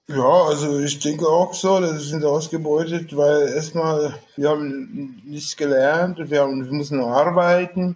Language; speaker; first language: German; non-native, fluent; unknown